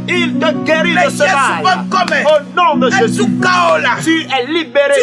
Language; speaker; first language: French; non-native, local second language; Ewe